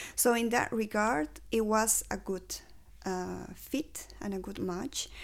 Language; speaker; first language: English; non-native, fluent; Spanish